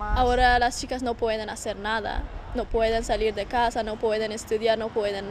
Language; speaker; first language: Spanish; non-native, learner; Persian